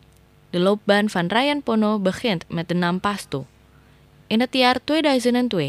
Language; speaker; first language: Dutch; non-native, learner; Indonesian